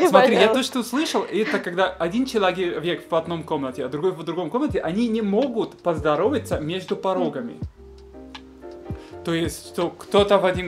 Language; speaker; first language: Russian; non-native, fluent; Spanish